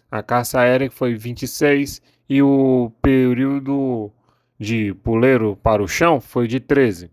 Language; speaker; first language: Portuguese; native; Portuguese